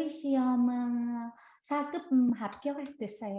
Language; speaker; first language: Korean; non-native, learner; Vietnamese